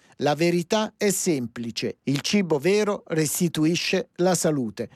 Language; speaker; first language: Italian; native; Italian